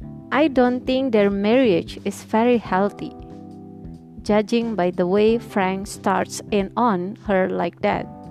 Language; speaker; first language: English; non-native, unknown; Indonesian